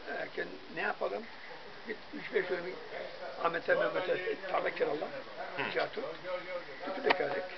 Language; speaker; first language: Turkish; early bilingual, heritage; Turkish